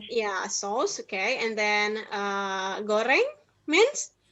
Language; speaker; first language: English; non-native, fluent; Indonesian